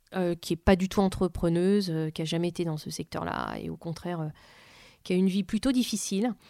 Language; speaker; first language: French; native; French